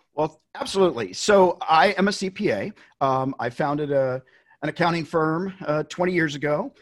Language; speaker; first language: English; native; English